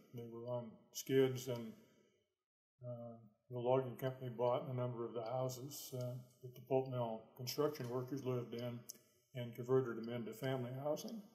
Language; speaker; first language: English; native; English